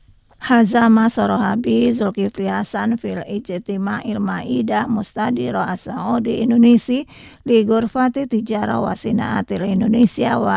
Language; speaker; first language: Arabic; non-native, fluent; Indonesian